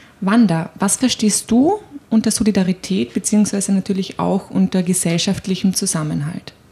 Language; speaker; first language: German; native; German